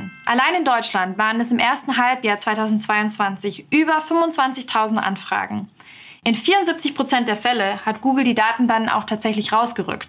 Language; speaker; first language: German; native; German